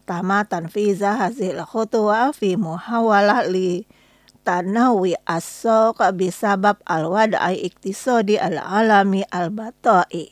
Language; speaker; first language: Arabic; non-native, learner; Indonesian